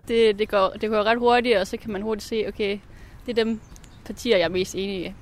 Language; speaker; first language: Danish; native; Danish